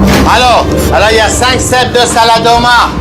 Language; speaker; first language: French; native; French